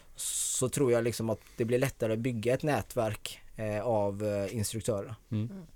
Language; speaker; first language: Swedish; native; Swedish